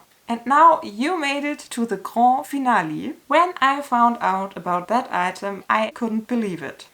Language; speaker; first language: English; non-native, fluent; German